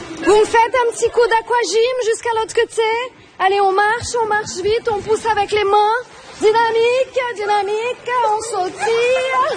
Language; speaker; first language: French; native; French